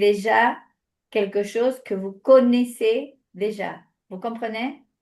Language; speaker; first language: French; non-native, fluent; Spanish